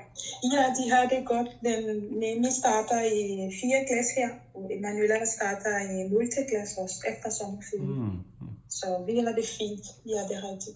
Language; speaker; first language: Danish; non-native, local second language; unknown